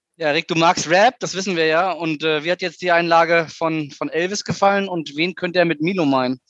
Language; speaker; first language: German; native; German